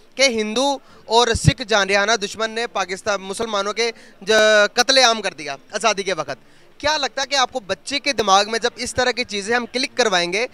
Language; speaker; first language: Hindi; native; Hindi